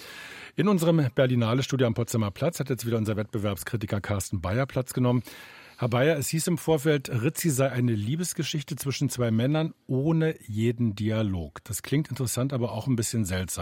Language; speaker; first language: German; native; German